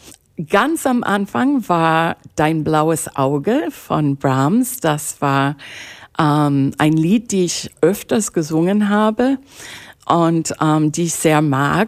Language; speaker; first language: German; non-native, fluent; English